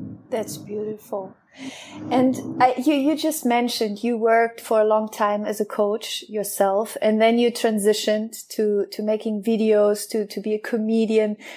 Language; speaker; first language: English; non-native, fluent; German